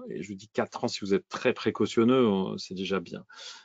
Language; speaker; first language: French; native; French